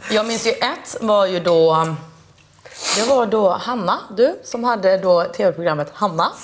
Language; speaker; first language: Swedish; early bilingual, other home language; Turkish